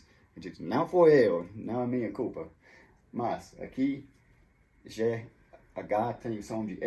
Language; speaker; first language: Portuguese; non-native, fluent; English